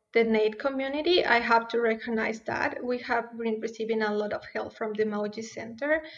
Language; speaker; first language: English; non-native, fluent; Spanish